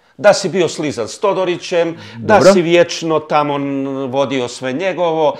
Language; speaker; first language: Croatian; native; Croatian